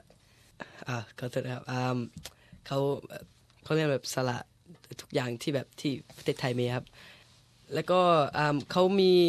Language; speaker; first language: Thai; early bilingual, heritage; English